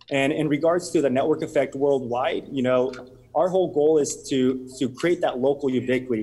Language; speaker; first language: English; native; English